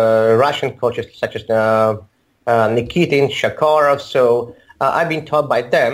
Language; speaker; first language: English; non-native, fluent; Azerbaijani